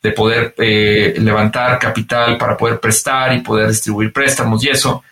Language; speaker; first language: Spanish; native; Spanish